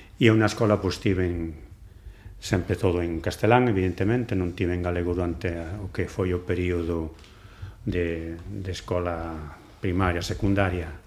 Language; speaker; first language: Galician; non-native, local second language; Spanish